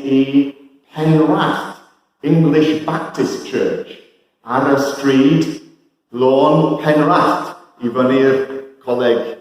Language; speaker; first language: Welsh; non-native, fluent; English